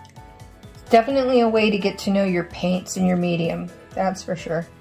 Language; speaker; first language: English; native; English